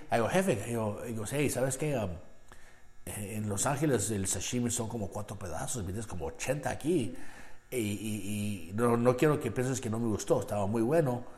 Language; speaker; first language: Spanish; early bilingual, heritage; Spanish